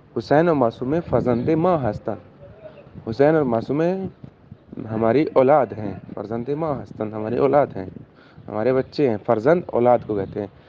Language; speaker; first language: Urdu; native; Urdu